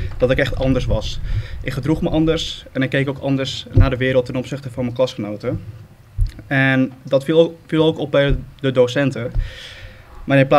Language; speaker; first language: Dutch; non-native, local second language; Western Frisian